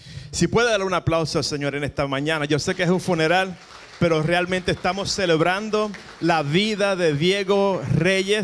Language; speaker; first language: Spanish; early bilingual, heritage; Spanish